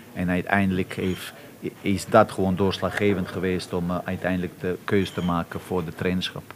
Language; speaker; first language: Dutch; non-native, fluent; Bosnian